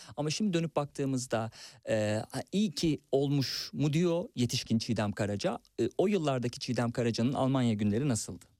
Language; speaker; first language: Turkish; native; Turkish